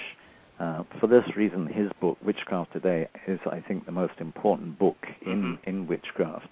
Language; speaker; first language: English; native; English